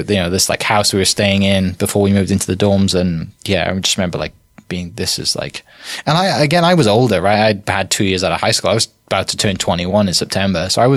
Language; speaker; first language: English; native; English